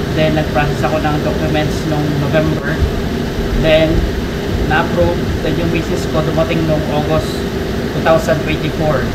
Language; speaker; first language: Filipino; non-native, local second language; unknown